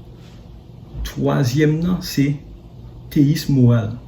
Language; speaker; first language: French; non-native, learner; Haitian Creole